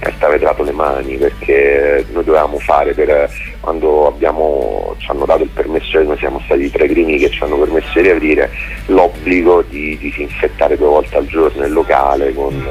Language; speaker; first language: Italian; native; Italian